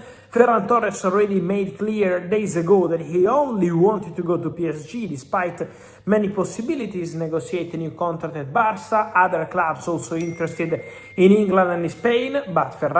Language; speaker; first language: English; non-native, fluent; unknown